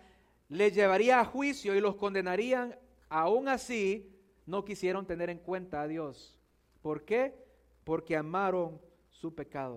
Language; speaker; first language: Spanish; native; Spanish